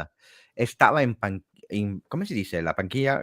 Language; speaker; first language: Spanish; non-native, fluent; Italian